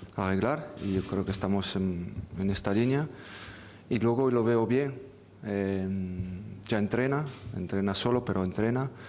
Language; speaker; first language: Spanish; non-native, fluent; French